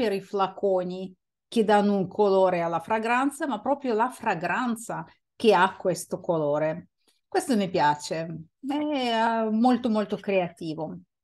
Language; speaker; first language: Italian; non-native, fluent; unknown